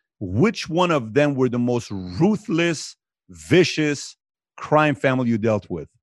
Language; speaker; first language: English; native; English